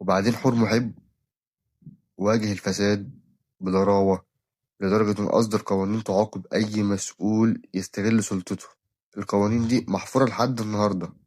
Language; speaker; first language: Arabic; native; Arabic